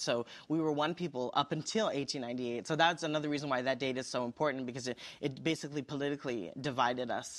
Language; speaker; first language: English; native; English